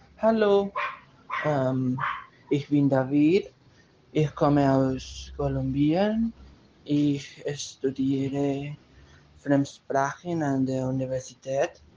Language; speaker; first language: German; non-native, learner; Spanish